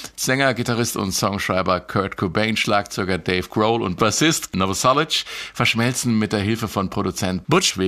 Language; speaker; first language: German; native; German